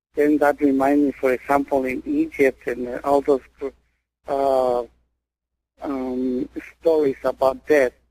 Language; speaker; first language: English; non-native, fluent; Spanish